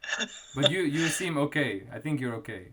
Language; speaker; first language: English; non-native, fluent; Kurdish